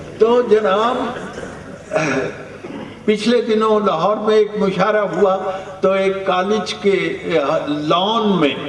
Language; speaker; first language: Urdu; non-native, local second language; Punjabi